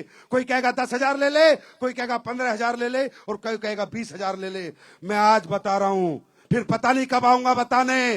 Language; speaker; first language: Hindi; native; Hindi